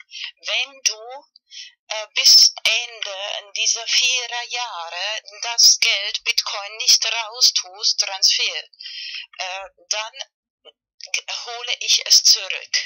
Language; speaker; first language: German; non-native, learner; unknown